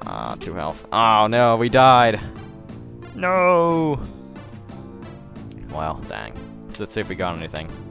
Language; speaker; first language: English; native; English